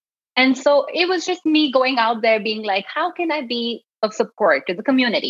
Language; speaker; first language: English; non-native, local second language; Gujarati